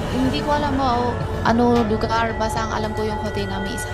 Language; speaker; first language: Filipino; non-native, learner; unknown